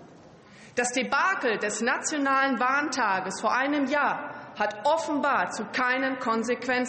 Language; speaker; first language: German; native; German